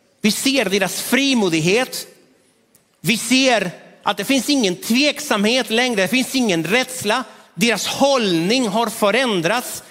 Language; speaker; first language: Swedish; non-native, fluent; Spanish